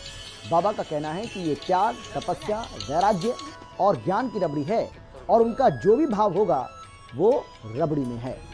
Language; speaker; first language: Hindi; native; Hindi